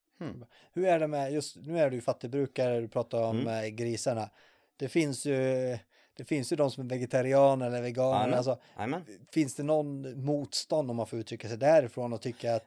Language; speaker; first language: Swedish; native; Swedish